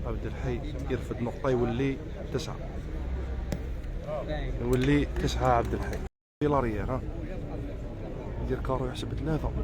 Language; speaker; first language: Arabic; native; Arabic